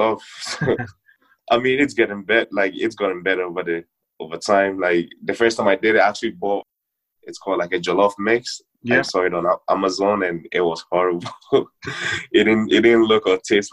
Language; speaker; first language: English; non-native, local second language; Ewe